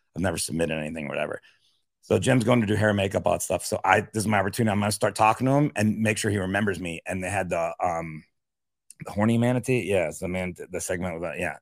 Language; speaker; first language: English; native; English